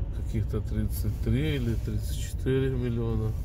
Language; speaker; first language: Russian; non-native, local second language; Ukrainian